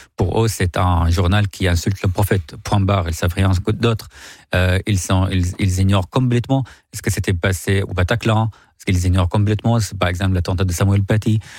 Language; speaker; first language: French; non-native, fluent; Arabic